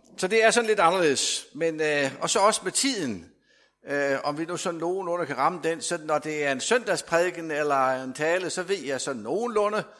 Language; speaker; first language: Danish; native; Danish